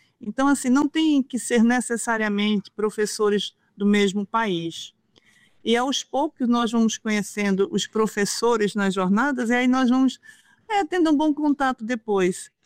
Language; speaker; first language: Portuguese; native; Portuguese